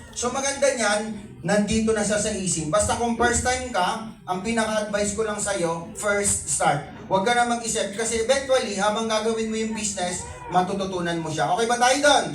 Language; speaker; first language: Filipino; non-native, local second language; Cebuano